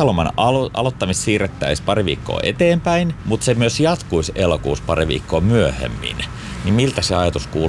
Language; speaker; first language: Finnish; native; Finnish